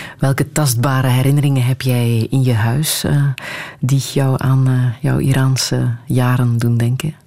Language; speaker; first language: Dutch; native; Dutch